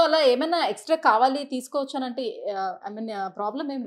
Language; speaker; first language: Telugu; native; Telugu